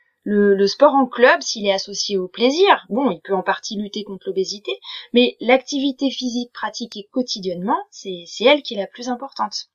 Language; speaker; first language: French; native; French